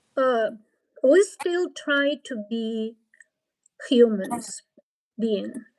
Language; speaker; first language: English; non-native, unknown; Ukrainian